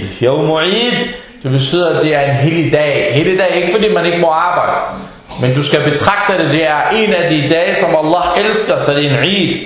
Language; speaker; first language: Danish; non-native, fluent; Arabic